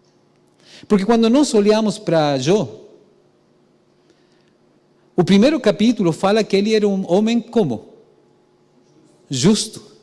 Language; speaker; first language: Portuguese; non-native, fluent; Spanish